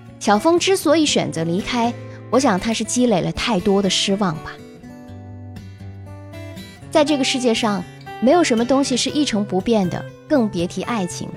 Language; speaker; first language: Chinese; native; Chinese